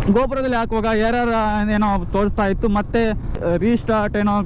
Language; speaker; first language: Kannada; non-native, local second language; Tulu